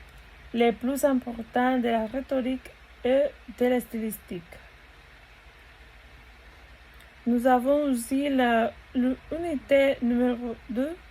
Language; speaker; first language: French; non-native, learner; Spanish